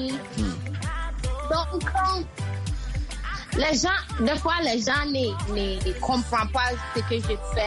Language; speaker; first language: French; non-native, learner; Akan